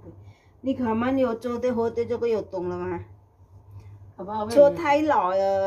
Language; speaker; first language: Chinese; non-native, learner; Indonesian